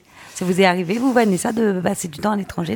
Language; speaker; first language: French; native; French